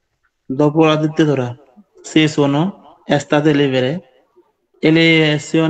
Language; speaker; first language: Italian; non-native, learner; Bangla